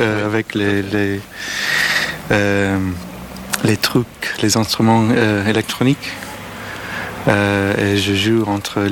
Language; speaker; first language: French; non-native, learner; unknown